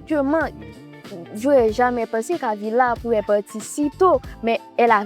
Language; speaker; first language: French; non-native, local second language; Haitian Creole